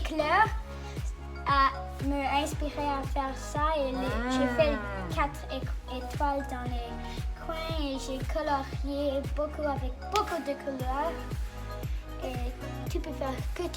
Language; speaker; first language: French; non-native, learner; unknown